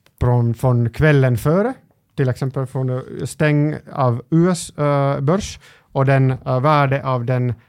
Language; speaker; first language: Swedish; non-native, local second language; Finnish